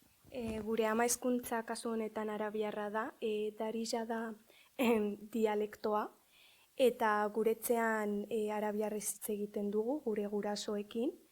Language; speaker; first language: Basque; early bilingual, other home language; Arabic